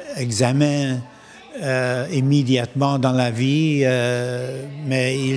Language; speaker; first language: French; non-native, local second language; English